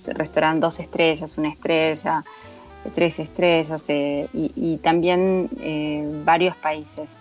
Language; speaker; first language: Spanish; native; Spanish